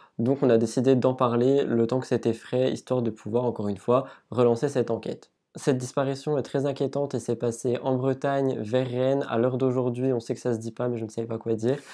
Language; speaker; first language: French; native; French